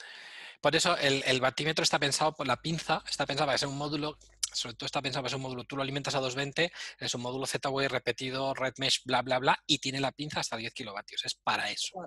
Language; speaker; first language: Spanish; native; Spanish